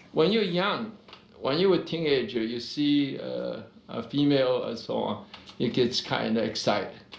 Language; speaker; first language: English; non-native, fluent; Chinese